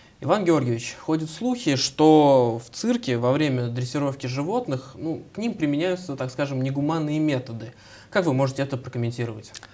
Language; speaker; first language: Russian; native; Russian